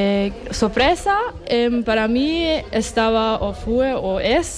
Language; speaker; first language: Spanish; non-native, learner; German